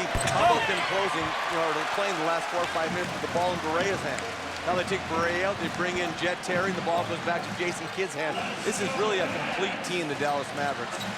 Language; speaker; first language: English; native; English